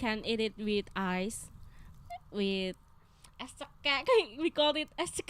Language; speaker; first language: English; non-native, learner; Indonesian